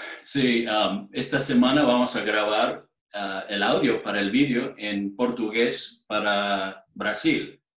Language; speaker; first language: Spanish; non-native, fluent; English